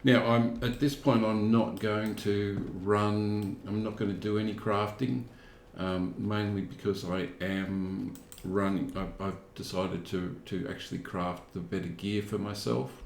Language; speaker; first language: English; native; English